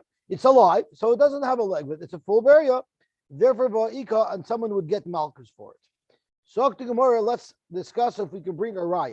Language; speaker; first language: English; native; English